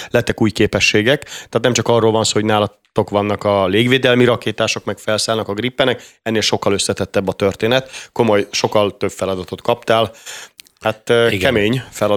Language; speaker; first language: Hungarian; native; Hungarian